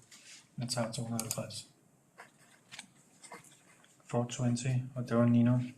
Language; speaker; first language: Danish; native; Danish